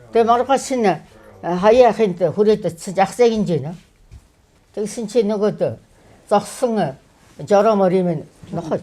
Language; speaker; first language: Mongolian; native; Mongolian